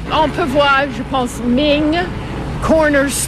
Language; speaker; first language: French; non-native, fluent; English